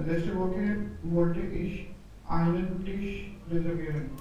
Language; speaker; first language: German; non-native, learner; Hindi